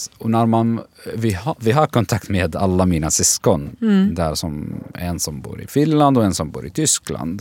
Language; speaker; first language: Swedish; non-native, learner; Arabic